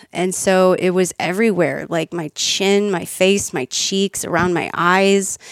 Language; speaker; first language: English; native; English